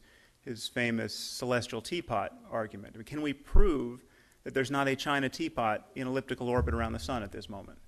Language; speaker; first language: English; native; English